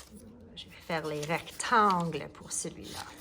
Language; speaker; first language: French; non-native, learner; English